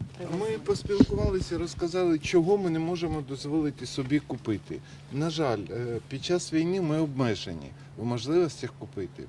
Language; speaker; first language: Ukrainian; native; Ukrainian